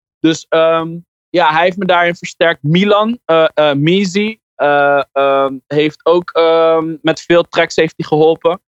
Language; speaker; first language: Dutch; native; Dutch